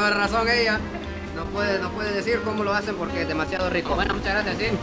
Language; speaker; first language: Spanish; non-native, fluent; Japanese